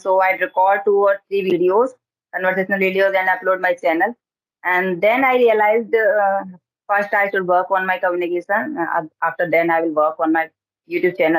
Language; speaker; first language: English; non-native, learner; Hindi